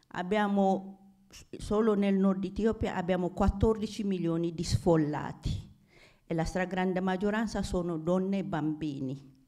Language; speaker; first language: Italian; non-native, fluent; Amharic